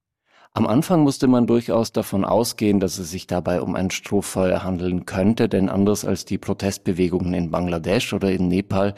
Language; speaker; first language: German; native; German